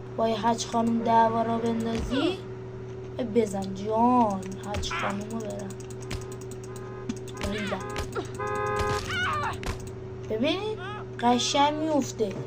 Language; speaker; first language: Persian; native; Persian